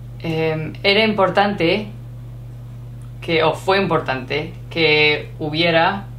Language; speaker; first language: Spanish; non-native, learner; English